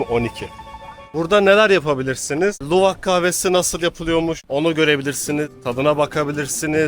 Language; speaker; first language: Turkish; native; Turkish